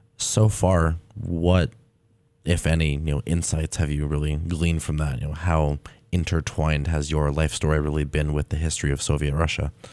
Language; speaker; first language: English; native; English